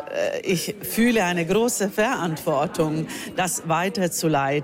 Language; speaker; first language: German; non-native, fluent; Finnish